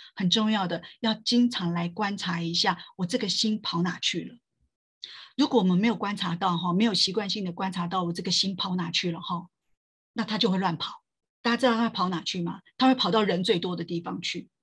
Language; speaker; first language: Chinese; native; Chinese